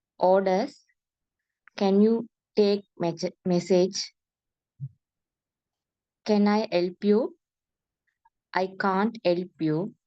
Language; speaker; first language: English; non-native, learner; Tamil